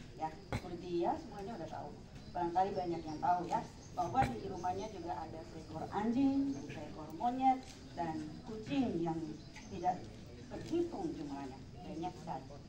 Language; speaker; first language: Indonesian; non-native, fluent; Japanese